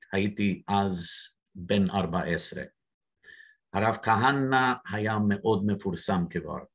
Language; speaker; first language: Hebrew; non-native, fluent; English